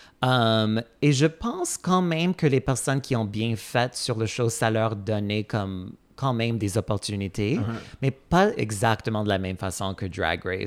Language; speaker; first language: French; non-native, fluent; English